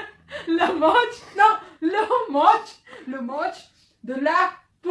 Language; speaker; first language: French; non-native, learner; Filipino